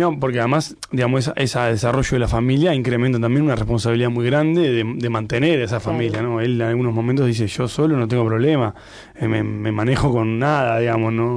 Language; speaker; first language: Spanish; native; Spanish